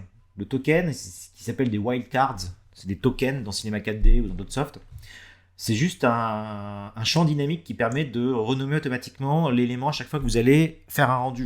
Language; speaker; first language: French; native; French